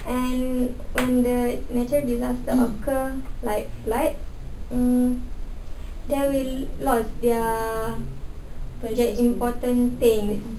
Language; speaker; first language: English; non-native, local second language; Malay